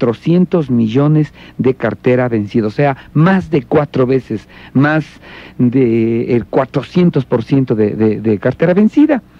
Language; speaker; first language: Spanish; native; Spanish